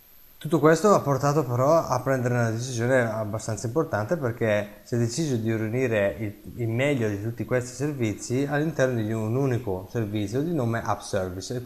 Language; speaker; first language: Italian; native; Italian